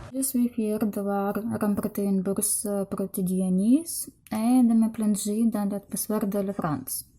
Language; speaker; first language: French; non-native, fluent; Ukrainian